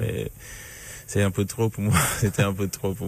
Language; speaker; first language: French; non-native, learner; English